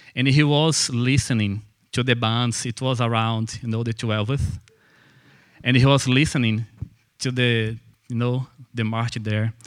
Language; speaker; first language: English; non-native, fluent; Portuguese